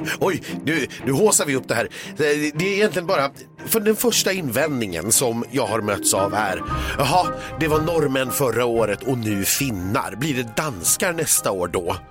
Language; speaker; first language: Swedish; native; Swedish